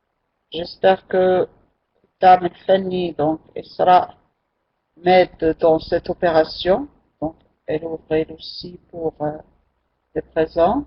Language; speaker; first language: French; non-native, local second language; Arabic